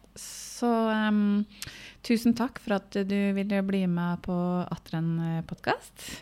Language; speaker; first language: Norwegian; native; Norwegian